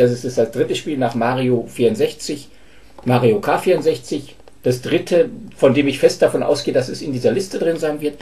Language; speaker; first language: German; native; German